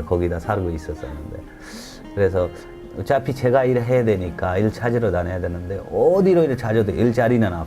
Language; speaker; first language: Korean; non-native, learner; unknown